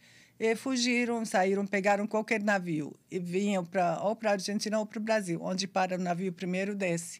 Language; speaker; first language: Portuguese; non-native, fluent; Arabic